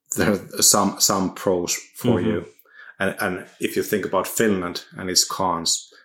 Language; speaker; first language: English; non-native, fluent; Finnish